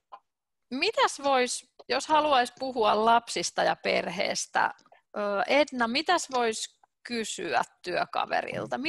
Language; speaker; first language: Finnish; native; Finnish